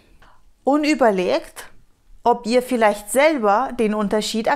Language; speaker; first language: German; non-native, fluent; Romanian